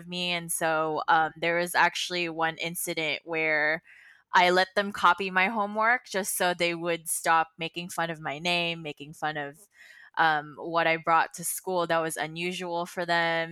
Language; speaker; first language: English; non-native, local second language; Filipino